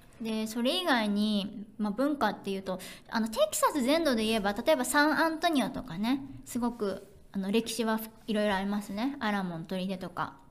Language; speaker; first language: Japanese; native; Japanese